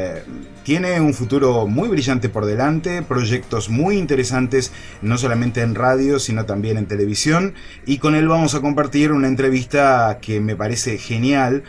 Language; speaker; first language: Spanish; native; Spanish